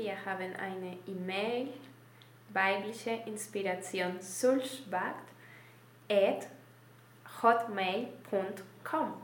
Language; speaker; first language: German; non-native, learner; Spanish